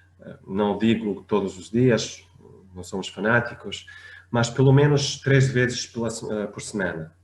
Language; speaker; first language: Portuguese; non-native, fluent; French